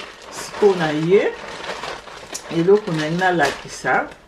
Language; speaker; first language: French; non-native, local second language; Lingala